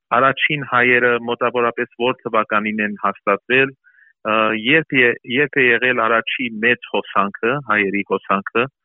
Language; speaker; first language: Armenian; early bilingual, heritage; Armenian